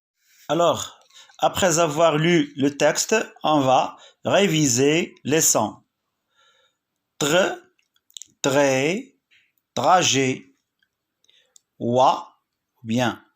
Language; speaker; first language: French; non-native, local second language; Arabic